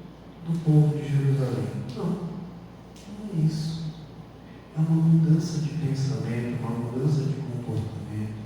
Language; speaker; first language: Portuguese; native; Portuguese